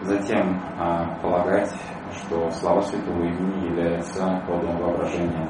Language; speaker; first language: Russian; native; Russian